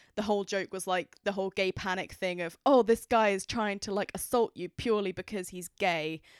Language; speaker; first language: English; native; English